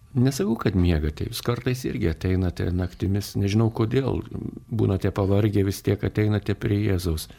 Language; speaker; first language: Lithuanian; native; Lithuanian